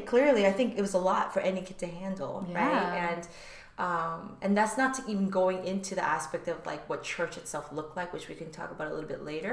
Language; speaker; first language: English; early bilingual, other home language; Korean